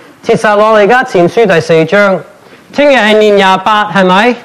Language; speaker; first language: Cantonese; non-native, fluent; English